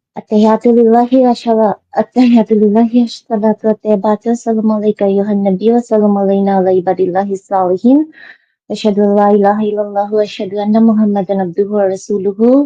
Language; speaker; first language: Hindi; non-native, fluent; Bangla